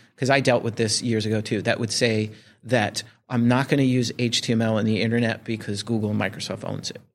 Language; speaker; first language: English; native; English